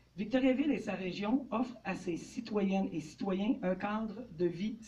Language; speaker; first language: French; native; French